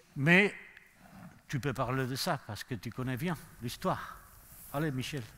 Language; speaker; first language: French; non-native, learner; Spanish